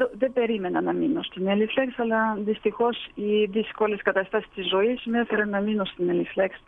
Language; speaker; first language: Greek; early bilingual, heritage; Greek